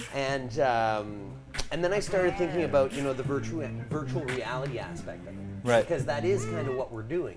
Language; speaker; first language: English; native; English